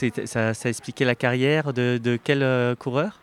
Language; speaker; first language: French; native; French